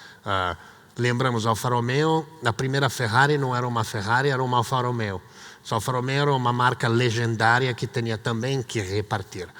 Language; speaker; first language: Portuguese; non-native, fluent; Italian